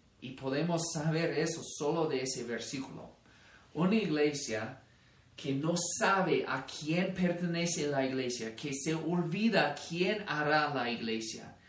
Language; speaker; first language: Spanish; non-native, fluent; English